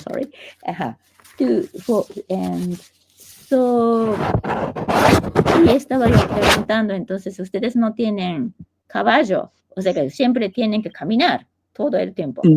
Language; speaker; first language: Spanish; non-native, fluent; Japanese